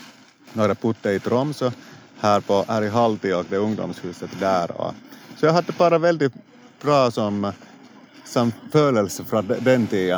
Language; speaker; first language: Swedish; non-native, local second language; Finnish